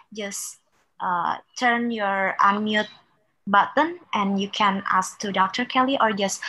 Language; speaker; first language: English; non-native, fluent; Indonesian